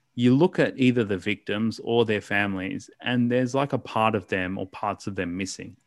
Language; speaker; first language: English; native; English